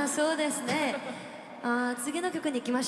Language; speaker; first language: Japanese; non-native, fluent; Korean